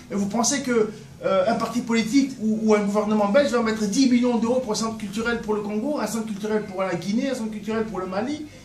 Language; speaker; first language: French; early bilingual, other home language; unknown